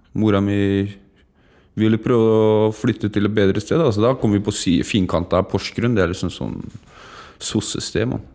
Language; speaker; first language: Norwegian; early bilingual, other home language; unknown